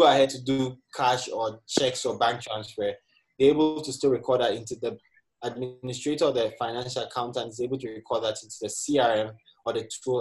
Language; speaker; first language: English; non-native, local second language; Akan